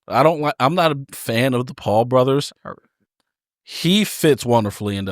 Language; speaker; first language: English; native; English